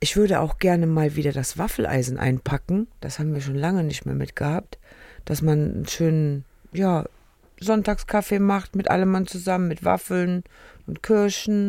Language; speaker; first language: German; native; German